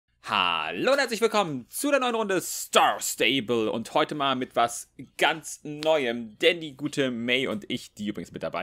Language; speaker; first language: German; native; German